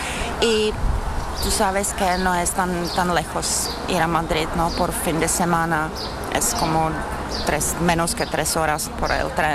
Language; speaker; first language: Spanish; non-native, learner; Czech